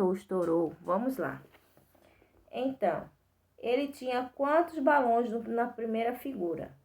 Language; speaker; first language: Portuguese; native; Portuguese